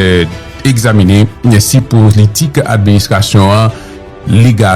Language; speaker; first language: Haitian Creole; native; Haitian Creole